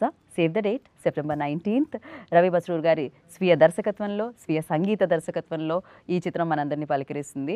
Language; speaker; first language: Telugu; native; Telugu